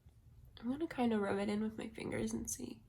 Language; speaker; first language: English; native; English